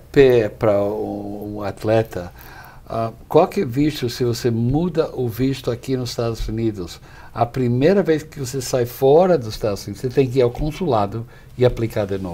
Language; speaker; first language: Portuguese; non-native, fluent; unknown